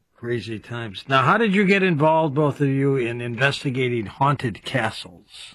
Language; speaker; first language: English; native; English